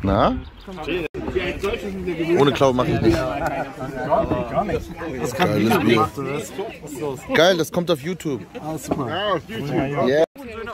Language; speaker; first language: German; non-native, fluent; Korean